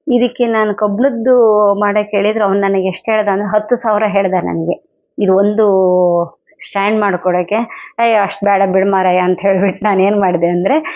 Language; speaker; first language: Kannada; non-native, local second language; Telugu